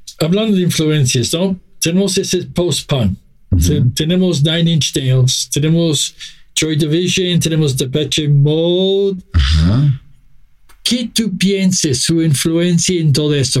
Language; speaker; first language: Spanish; non-native, fluent; English